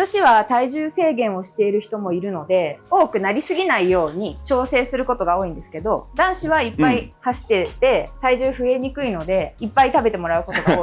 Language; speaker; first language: Japanese; native; Japanese